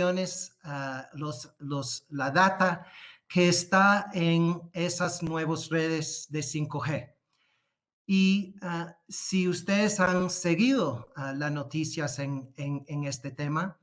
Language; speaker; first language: Spanish; non-native, fluent; English